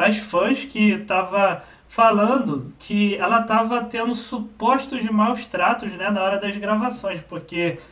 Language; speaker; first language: Portuguese; native; Portuguese